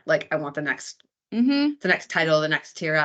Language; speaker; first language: English; native; English